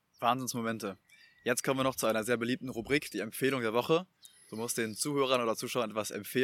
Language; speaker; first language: German; native; German